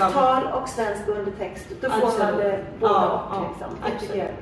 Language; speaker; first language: Swedish; native; Swedish